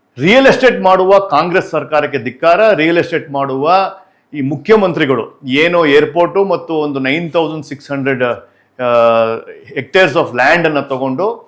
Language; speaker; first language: Kannada; native; Kannada